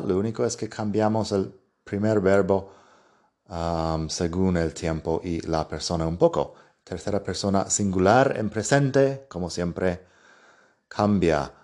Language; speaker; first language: Spanish; non-native, fluent; English